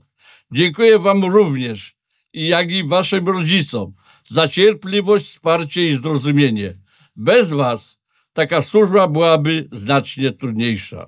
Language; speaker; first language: Polish; native; Polish